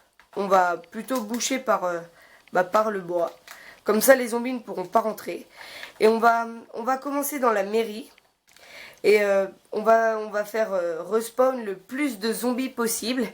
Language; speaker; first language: French; native; French